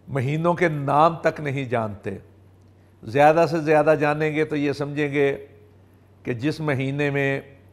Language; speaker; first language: Urdu; non-native, local second language; Punjabi